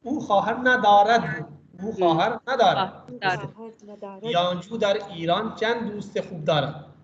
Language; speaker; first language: Persian; non-native, fluent; Urdu